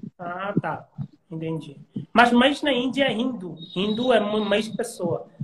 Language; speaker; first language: Portuguese; non-native, learner; Hindi